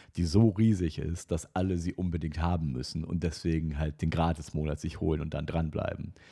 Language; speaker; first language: German; non-native, fluent; Russian